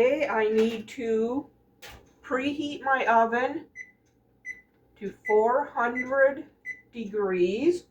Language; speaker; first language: English; native; English